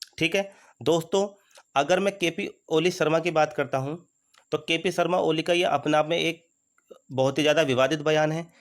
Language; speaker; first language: Hindi; native; Hindi